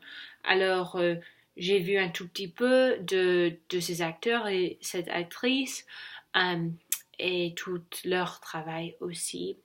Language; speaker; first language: French; non-native, learner; English